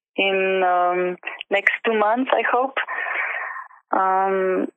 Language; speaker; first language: English; non-native, learner; Slovenian